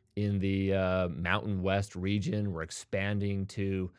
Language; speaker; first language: English; native; English